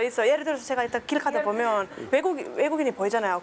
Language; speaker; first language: Korean; non-native, fluent; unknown